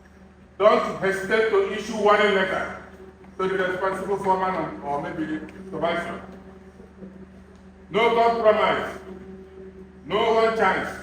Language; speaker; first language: English; non-native, fluent; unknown